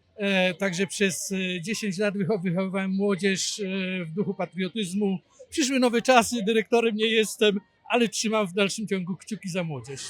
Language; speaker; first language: Polish; native; Polish